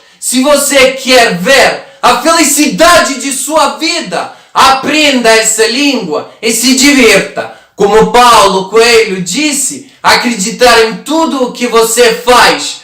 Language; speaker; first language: Portuguese; non-native, learner; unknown